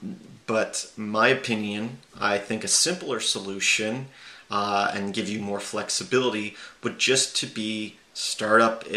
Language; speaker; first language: English; native; English